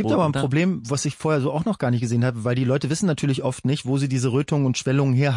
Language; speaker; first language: German; native; German